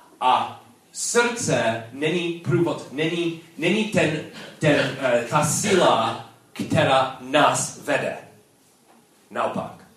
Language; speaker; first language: Czech; non-native, learner; English